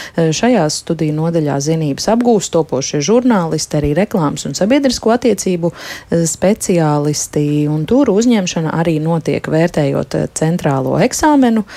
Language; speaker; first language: Latvian; native; Latvian